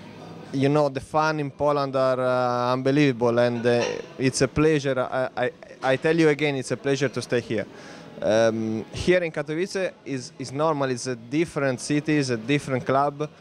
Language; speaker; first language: English; non-native, fluent; Italian